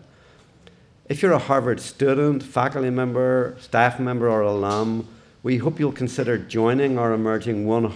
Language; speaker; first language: English; native; English